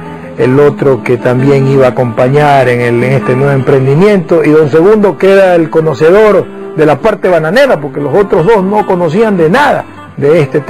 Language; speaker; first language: Spanish; native; Spanish